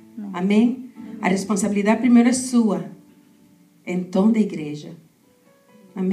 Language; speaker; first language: Portuguese; non-native, fluent; Spanish